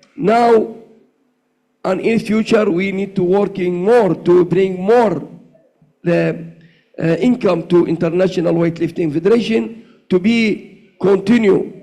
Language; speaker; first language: English; non-native, learner; Arabic